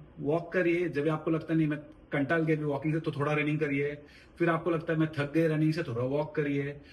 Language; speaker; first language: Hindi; non-native, local second language; Marathi